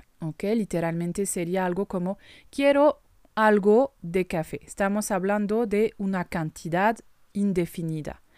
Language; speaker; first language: Spanish; non-native, fluent; French